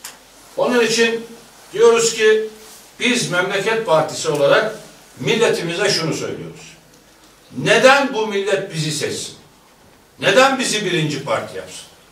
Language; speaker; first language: Turkish; native; Turkish